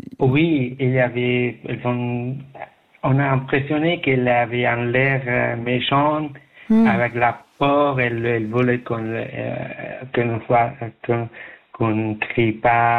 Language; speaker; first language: French; non-native, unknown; Persian